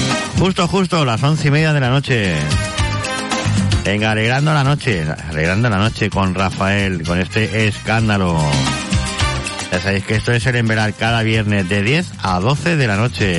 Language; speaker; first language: Spanish; native; Spanish